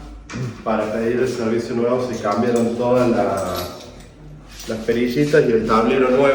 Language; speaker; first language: Spanish; native; Spanish